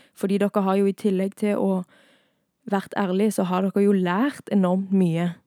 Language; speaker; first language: Norwegian; native; Norwegian